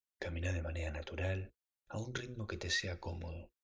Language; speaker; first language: Spanish; native; Spanish